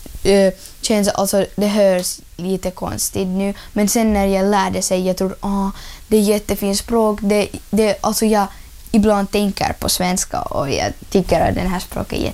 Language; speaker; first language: Swedish; non-native, learner; Russian